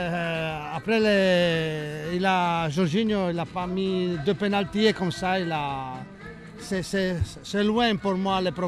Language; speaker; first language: French; non-native, learner; Italian